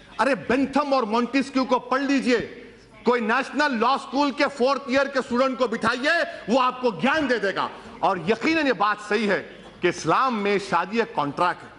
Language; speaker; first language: Urdu; native; Urdu